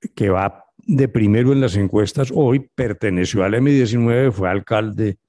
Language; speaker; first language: Spanish; native; Spanish